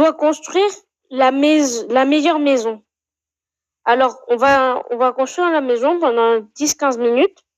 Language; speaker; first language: French; native; French